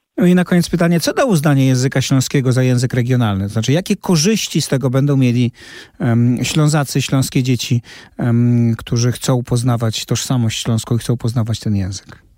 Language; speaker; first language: Polish; native; Polish